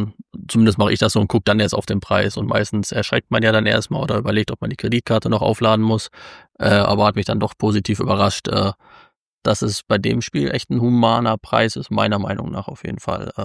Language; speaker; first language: German; native; German